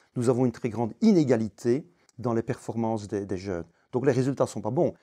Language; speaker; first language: French; native; French